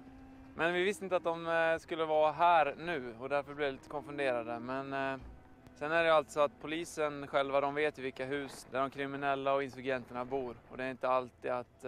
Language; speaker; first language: Swedish; native; Swedish